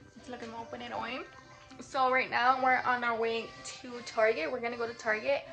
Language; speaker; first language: English; early bilingual, other home language; Spanish